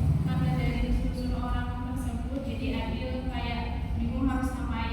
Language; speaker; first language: Indonesian; native; Indonesian